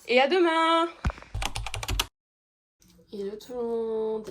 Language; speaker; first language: French; native; French